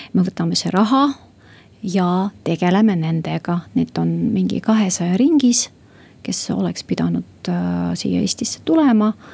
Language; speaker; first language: Estonian; non-native, local second language; Russian